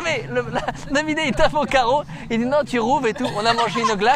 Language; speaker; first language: French; native; French